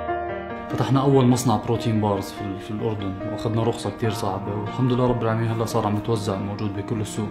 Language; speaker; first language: Arabic; native; Arabic